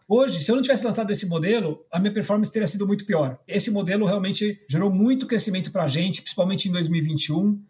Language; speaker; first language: Portuguese; early bilingual, other home language; Spanish